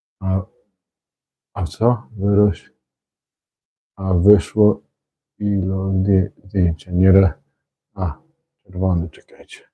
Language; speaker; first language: Polish; native; Polish